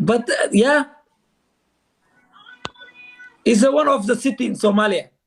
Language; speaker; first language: English; non-native, learner; Somali